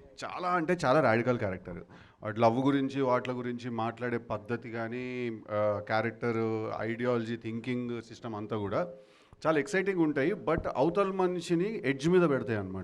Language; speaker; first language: Telugu; native; Telugu